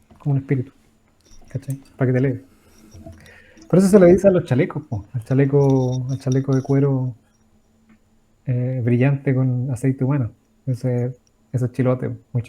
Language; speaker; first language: Spanish; native; Spanish